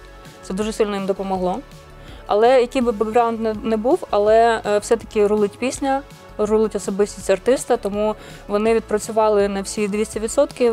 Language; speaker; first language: Ukrainian; native; Ukrainian